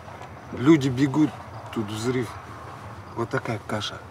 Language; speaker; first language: Russian; native; Russian